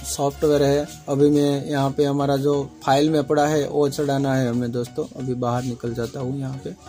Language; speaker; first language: Hindi; non-native, local second language; Gujarati